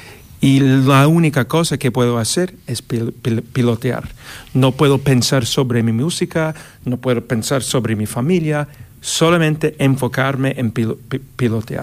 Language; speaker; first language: Spanish; non-native, learner; English